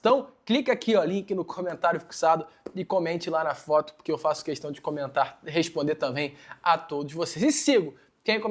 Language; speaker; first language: Portuguese; native; Portuguese